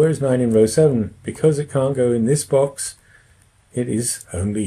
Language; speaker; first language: English; native; English